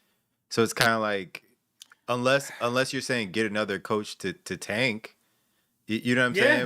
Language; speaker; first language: English; native; English